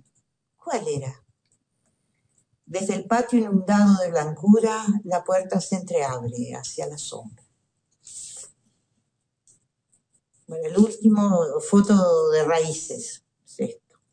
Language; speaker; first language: Spanish; native; Spanish